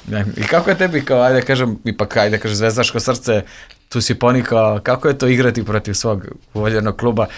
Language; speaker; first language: Serbian; native; Serbian